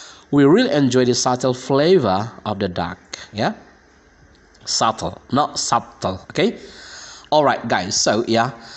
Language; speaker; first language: English; non-native, fluent; Indonesian